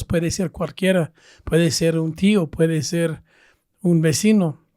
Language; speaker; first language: Spanish; non-native, fluent; English